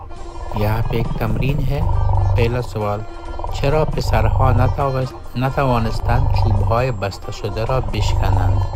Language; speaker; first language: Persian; non-native, fluent; Urdu